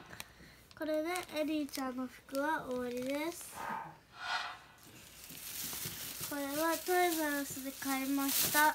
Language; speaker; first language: Japanese; early bilingual, other home language; Portuguese